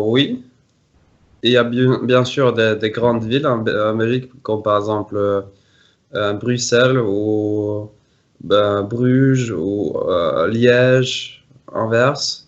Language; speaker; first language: French; non-native, fluent; Norwegian